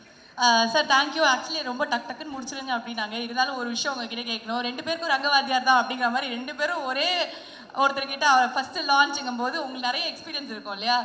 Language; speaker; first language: Tamil; native; Tamil